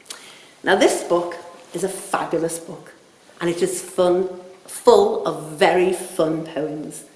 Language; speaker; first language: English; native; English